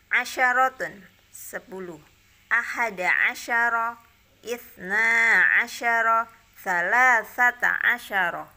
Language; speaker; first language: Arabic; non-native, fluent; Indonesian